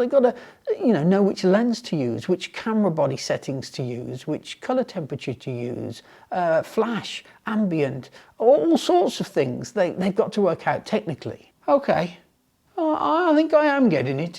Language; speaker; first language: English; native; English